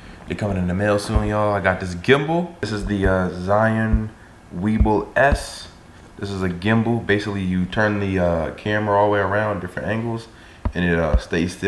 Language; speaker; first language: English; native; English